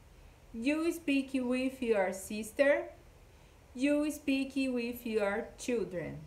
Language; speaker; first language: English; non-native, fluent; Portuguese